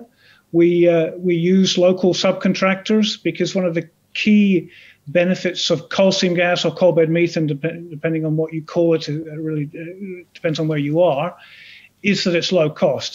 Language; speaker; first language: English; native; English